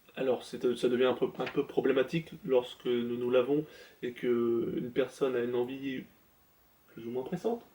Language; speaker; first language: French; native; French